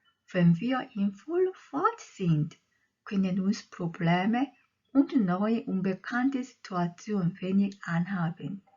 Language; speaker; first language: German; non-native, fluent; Korean